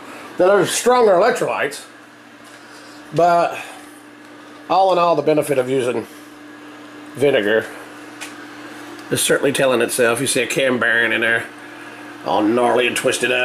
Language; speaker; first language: English; native; English